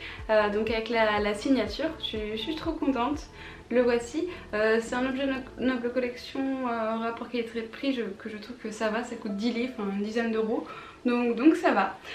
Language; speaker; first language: French; native; French